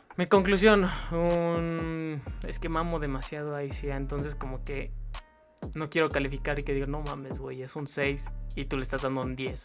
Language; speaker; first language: Spanish; native; Spanish